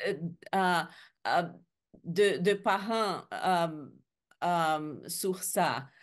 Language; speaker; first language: French; non-native, learner; Portuguese